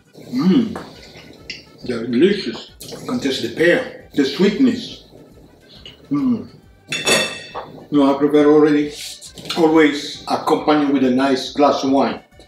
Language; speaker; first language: English; non-native, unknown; Italian